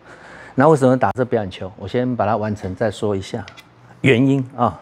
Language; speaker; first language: Chinese; native; Chinese